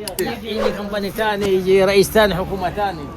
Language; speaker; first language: Arabic; non-native, learner; Chinese